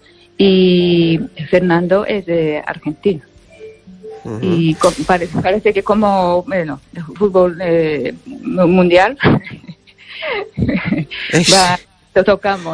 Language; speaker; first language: Spanish; non-native, learner; Japanese